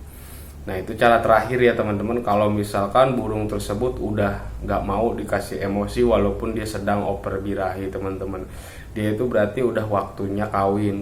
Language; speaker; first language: Indonesian; native; Indonesian